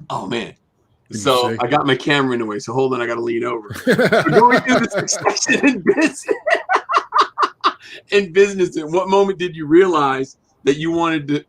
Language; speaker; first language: English; native; English